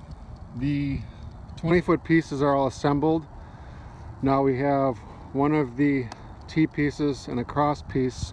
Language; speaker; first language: English; native; English